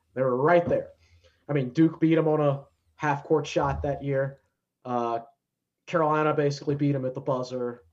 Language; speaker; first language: English; native; English